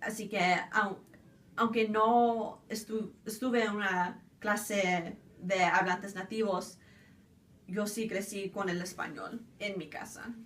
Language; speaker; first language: Spanish; early bilingual, other home language; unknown